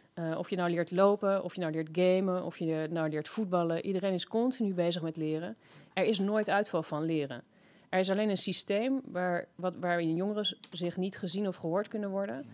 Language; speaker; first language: Dutch; native; Dutch